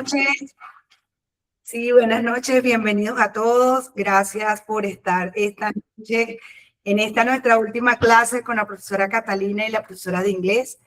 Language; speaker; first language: Spanish; native; Spanish